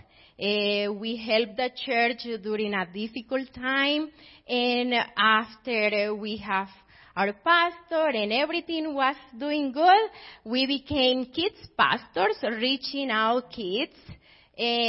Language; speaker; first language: English; non-native, fluent; Spanish